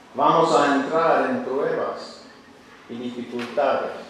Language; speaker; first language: Spanish; non-native, learner; English